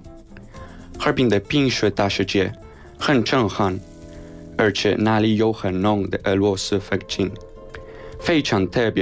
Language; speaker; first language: Chinese; non-native, fluent; Spanish